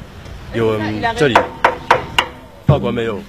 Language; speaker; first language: Chinese; early bilingual, heritage; Chinese